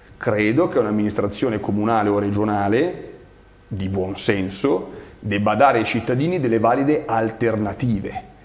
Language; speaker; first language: Italian; native; Italian